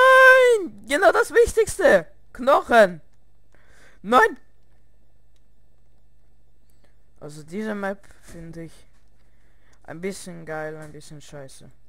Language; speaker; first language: German; early bilingual, other home language; Russian